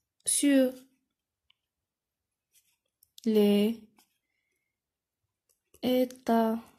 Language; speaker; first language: French; non-native, local second language; Arabic